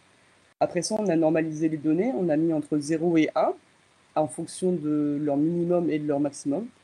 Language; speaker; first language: French; native; French